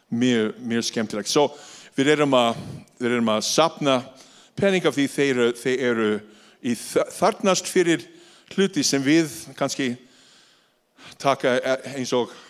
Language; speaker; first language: Icelandic; non-native, fluent; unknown